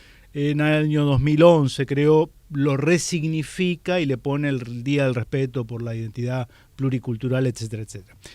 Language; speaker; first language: Spanish; native; Spanish